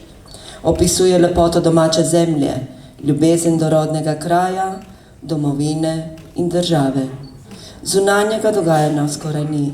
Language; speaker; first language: Slovenian; early bilingual, heritage; Slovenian